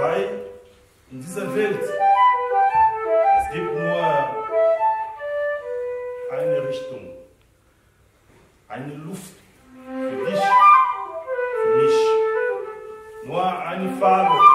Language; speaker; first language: German; non-native, learner; French